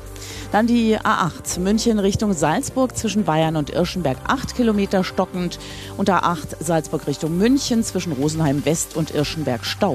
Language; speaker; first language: German; native; German